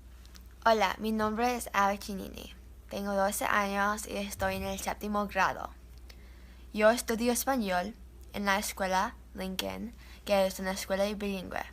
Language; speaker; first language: Spanish; non-native, learner; English